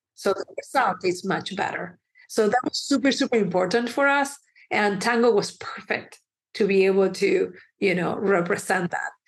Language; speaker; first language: English; early bilingual, other home language; Spanish